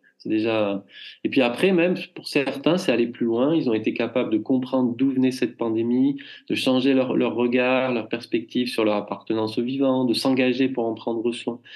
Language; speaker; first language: French; native; French